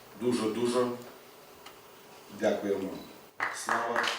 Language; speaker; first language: Ukrainian; non-native, learner; Lithuanian